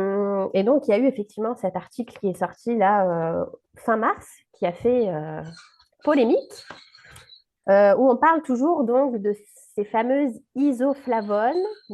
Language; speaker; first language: French; native; French